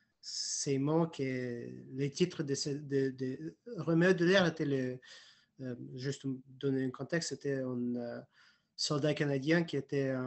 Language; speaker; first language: French; non-native, fluent; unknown